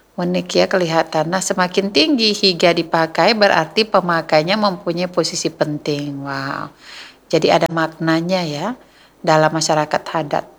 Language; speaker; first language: Indonesian; native; Indonesian